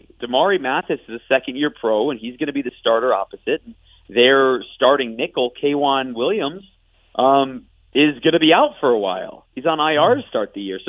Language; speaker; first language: English; native; English